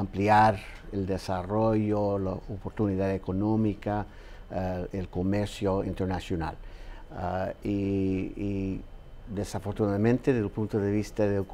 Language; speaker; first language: Spanish; non-native, fluent; English